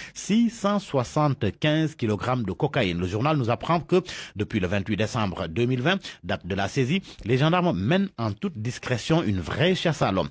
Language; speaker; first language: French; non-native, local second language; Wolof